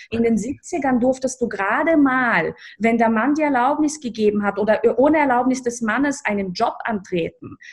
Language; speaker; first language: German; early bilingual, other home language; Russian